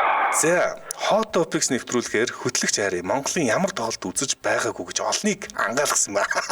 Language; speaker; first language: Mongolian; native; Mongolian